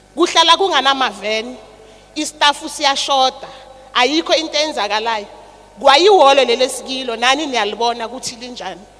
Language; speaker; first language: Zulu; native; Zulu